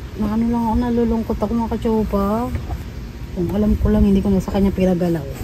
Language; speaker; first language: Filipino; native; Filipino